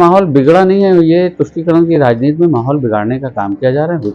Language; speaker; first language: Hindi; native; Hindi